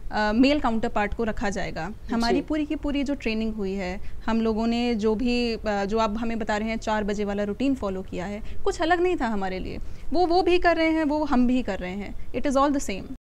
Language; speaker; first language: Hindi; native; Hindi